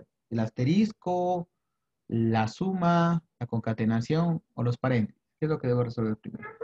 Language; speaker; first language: Spanish; native; Spanish